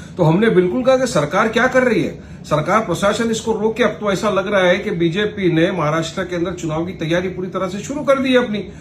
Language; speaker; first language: Hindi; native; Hindi